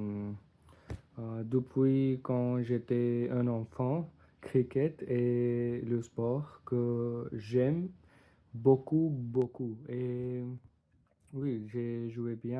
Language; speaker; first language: French; non-native, learner; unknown